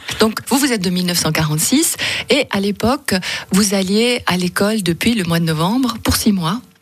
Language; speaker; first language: French; native; French